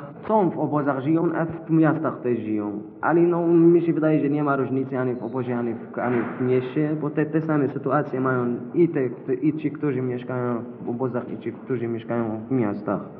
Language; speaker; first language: Polish; non-native, learner; Arabic